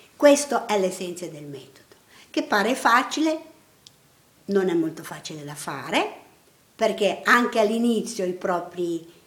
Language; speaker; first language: Italian; non-native, fluent; Portuguese